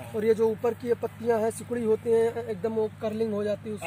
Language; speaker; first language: Hindi; native; Hindi